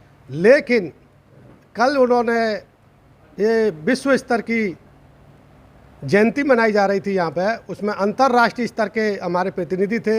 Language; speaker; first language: Hindi; native; Hindi